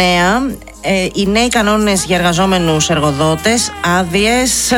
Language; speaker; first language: Greek; native; Greek